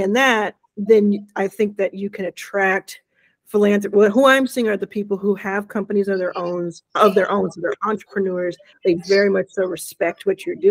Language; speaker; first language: English; native; English